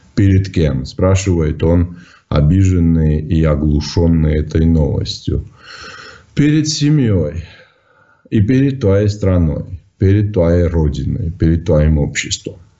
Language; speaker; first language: Russian; non-native, local second language; Georgian